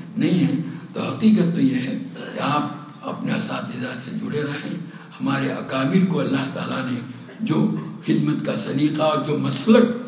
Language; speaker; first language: Urdu; native; Urdu